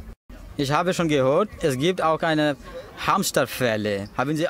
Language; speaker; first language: German; non-native, learner; Bangla